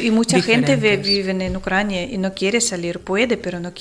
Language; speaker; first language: Spanish; non-native, learner; Ukrainian